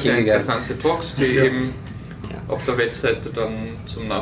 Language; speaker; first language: German; native; German